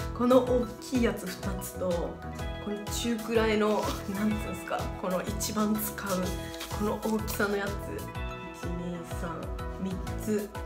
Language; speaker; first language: Japanese; native; Japanese